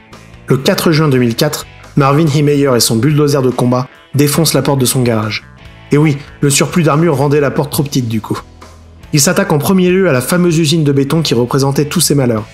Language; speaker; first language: French; native; French